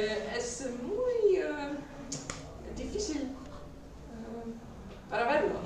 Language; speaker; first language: Spanish; non-native, learner; Polish